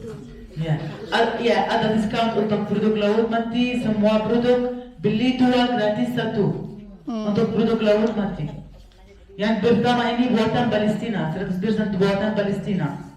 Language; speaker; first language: Indonesian; non-native, fluent; Arabic